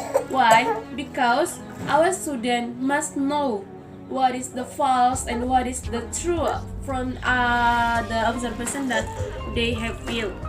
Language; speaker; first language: English; non-native, learner; Indonesian